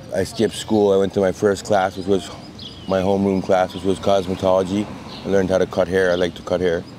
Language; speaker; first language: English; native; English